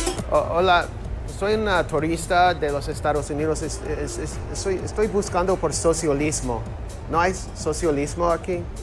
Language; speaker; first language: Spanish; non-native, learner; English